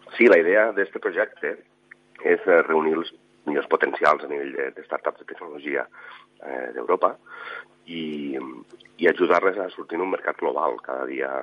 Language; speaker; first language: Catalan; native; Catalan